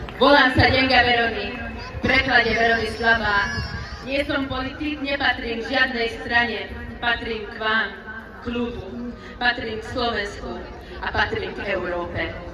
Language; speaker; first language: Slovak; non-native, local second language; Hungarian